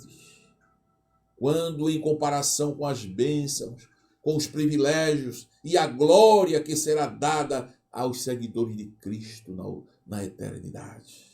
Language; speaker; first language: Portuguese; native; Portuguese